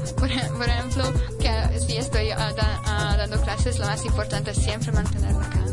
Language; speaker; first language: Spanish; non-native, fluent; Hungarian